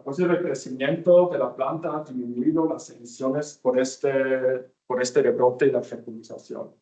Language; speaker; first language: Spanish; non-native, fluent; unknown